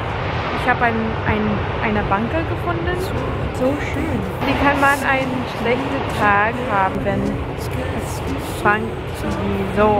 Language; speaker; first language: German; non-native, learner; English